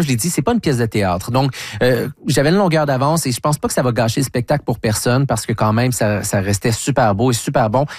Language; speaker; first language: French; native; French